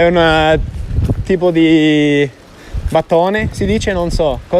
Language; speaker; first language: Italian; non-native, fluent; English